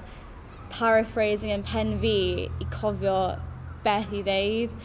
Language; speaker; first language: Welsh; non-native, local second language; English